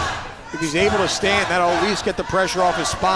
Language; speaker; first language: English; native; English